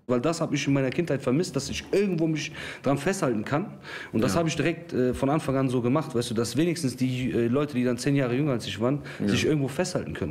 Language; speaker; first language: German; early bilingual, other home language; Kurdish